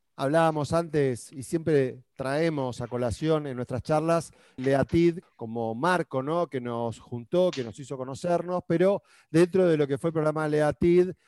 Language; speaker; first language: Spanish; native; Spanish